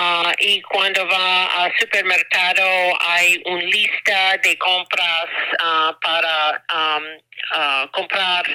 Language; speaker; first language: Spanish; non-native, learner; English